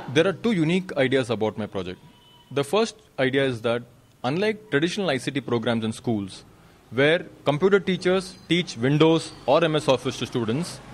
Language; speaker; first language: English; non-native, local second language; Kannada